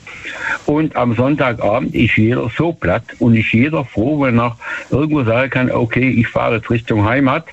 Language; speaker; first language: German; native; German